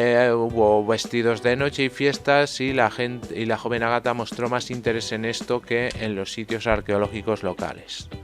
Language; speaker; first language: Spanish; native; Spanish